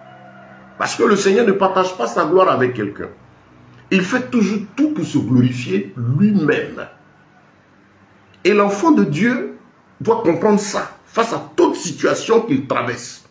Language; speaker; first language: French; native; French